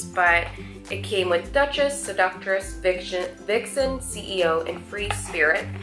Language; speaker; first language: English; native; English